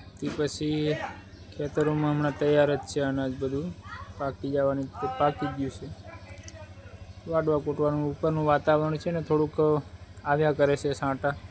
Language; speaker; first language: Gujarati; non-native, local second language; Bhili